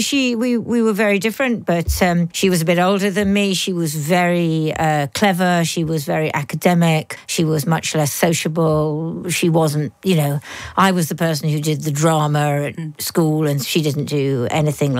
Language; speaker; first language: English; native; English